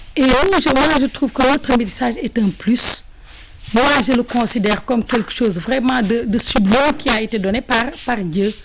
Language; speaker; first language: French; non-native, local second language; Wolof